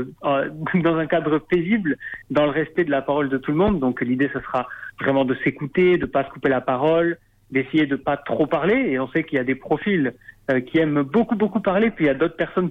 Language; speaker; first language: French; native; French